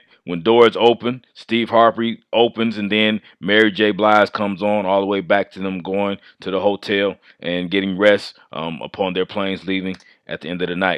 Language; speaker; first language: English; native; English